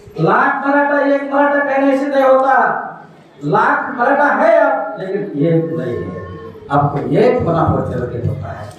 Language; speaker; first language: Hindi; non-native, local second language; Marathi